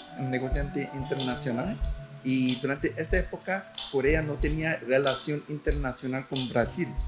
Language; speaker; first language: Spanish; non-native, fluent; Korean